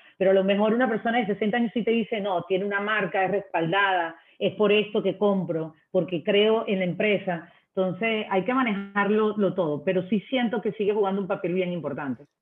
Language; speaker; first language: Spanish; native; Spanish